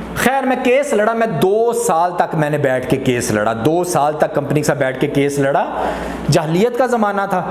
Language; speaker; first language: Urdu; non-native, local second language; Punjabi